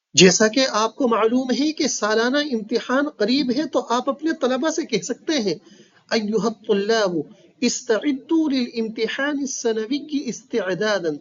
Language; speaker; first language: Urdu; native; Urdu